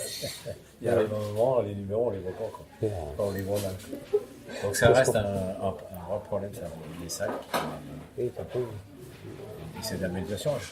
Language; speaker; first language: French; native; French